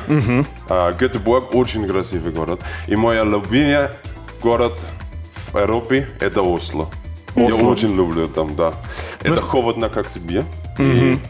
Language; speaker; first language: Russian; non-native, learner; German